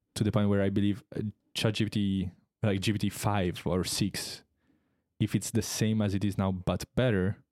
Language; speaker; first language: English; non-native, fluent; Italian